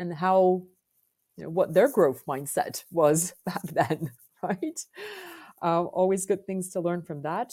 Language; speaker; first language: English; non-native, fluent; French